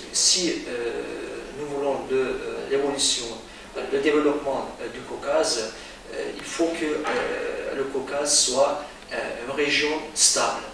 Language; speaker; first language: French; non-native, fluent; Azerbaijani